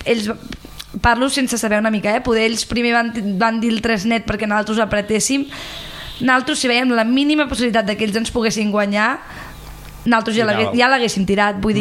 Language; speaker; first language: Catalan; native; Catalan